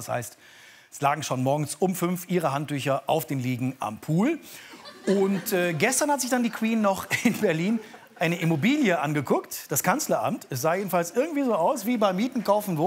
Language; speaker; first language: German; native; German